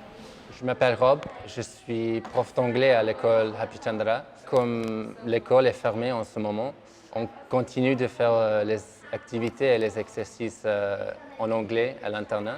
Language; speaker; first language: French; non-native, learner; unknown